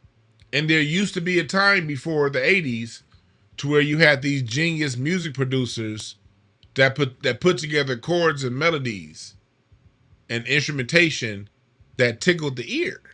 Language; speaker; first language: English; native; English